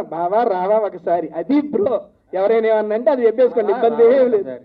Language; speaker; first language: Telugu; native; Telugu